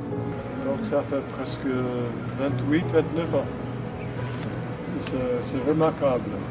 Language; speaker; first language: French; non-native, fluent; English